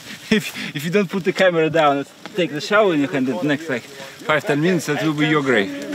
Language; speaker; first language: English; non-native, fluent; Russian